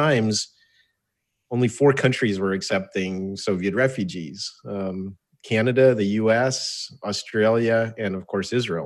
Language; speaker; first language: English; early bilingual, other home language; Russian